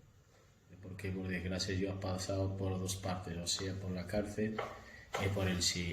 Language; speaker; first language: Spanish; non-native, fluent; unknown